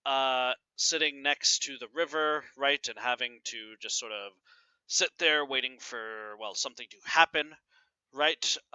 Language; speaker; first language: English; native; English